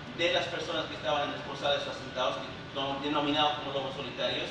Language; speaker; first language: Spanish; early bilingual, heritage; Spanish